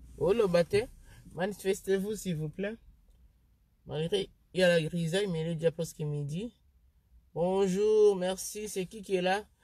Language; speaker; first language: French; non-native, local second language; Lingala